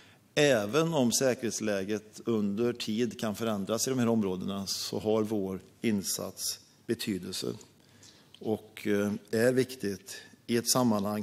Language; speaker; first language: Swedish; native; Swedish